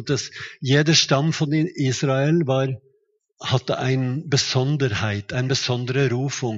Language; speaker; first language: German; non-native, fluent; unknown